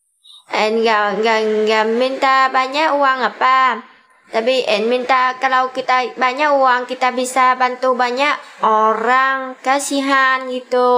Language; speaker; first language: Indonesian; non-native, learner; Vietnamese